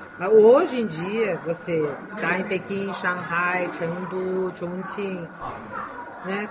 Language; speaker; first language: Portuguese; early bilingual, heritage; Chinese